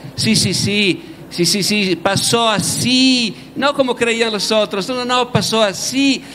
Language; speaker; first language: Spanish; non-native, fluent; Italian